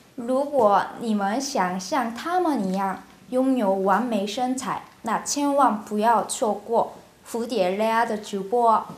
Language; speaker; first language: Chinese; non-native, fluent; Korean